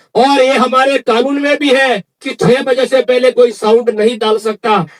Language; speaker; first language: Hindi; non-native, local second language; Kannada